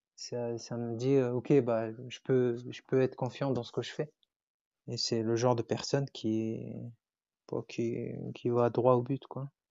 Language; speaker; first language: French; non-native, local second language; Arabic